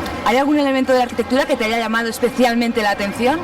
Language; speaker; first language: Spanish; native; Spanish